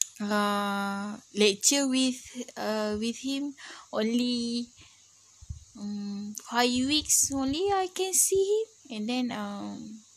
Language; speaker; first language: English; non-native, learner; Malay